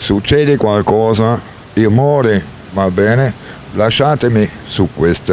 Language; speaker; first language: Italian; non-native, learner; German